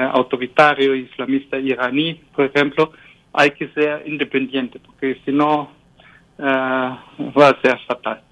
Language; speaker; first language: Spanish; non-native, fluent; German